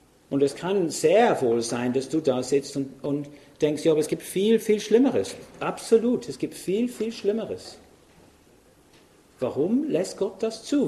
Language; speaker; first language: German; non-native, fluent; English